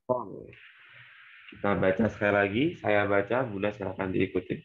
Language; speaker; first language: Indonesian; native; Indonesian